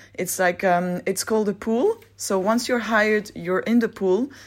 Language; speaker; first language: English; non-native, fluent; French